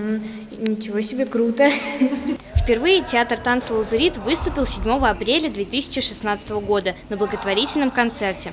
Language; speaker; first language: Russian; native; Russian